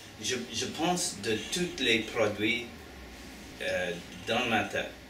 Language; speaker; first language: French; non-native, learner; English